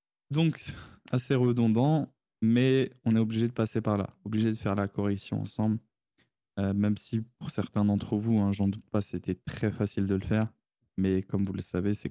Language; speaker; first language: French; native; French